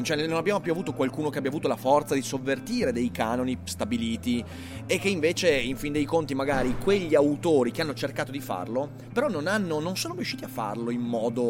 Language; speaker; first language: Italian; native; Italian